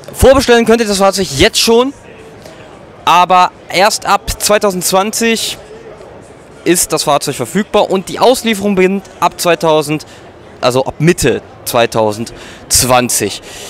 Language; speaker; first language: German; native; German